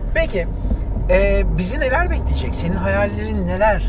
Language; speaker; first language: Turkish; native; Turkish